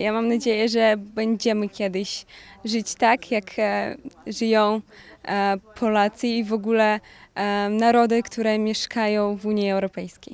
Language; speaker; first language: Polish; non-native, fluent; Russian